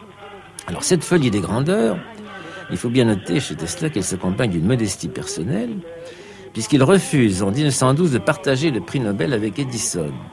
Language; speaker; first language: French; native; French